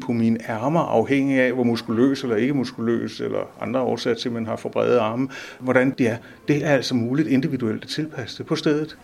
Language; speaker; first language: Danish; native; Danish